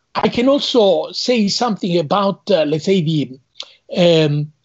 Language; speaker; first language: English; non-native, fluent; Italian